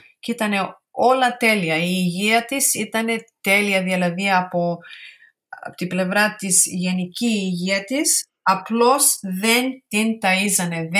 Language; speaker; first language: Greek; early bilingual, heritage; Greek